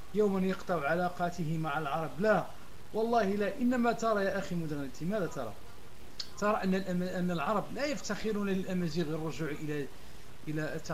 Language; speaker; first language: Arabic; non-native, local second language; Berber languages